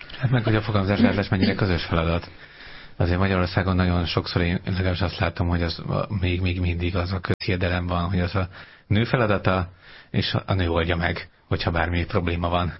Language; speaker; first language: Hungarian; native; Hungarian